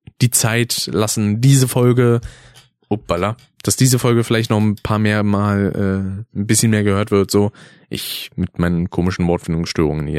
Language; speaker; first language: German; native; German